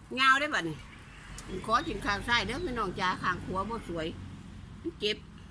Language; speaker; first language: Thai; native; Thai